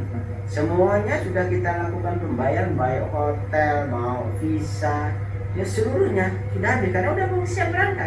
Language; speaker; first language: Indonesian; native; Indonesian